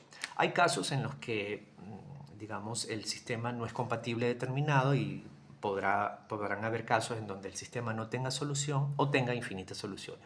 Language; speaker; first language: Spanish; native; Spanish